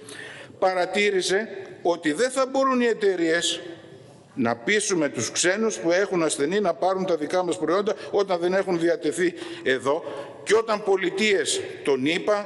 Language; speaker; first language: Greek; native; Greek